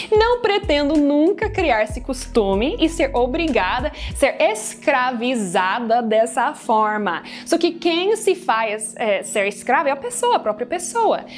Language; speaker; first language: Portuguese; non-native, fluent; English